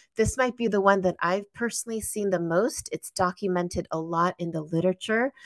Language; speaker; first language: English; native; English